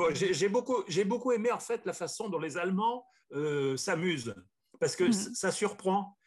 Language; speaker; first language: French; native; French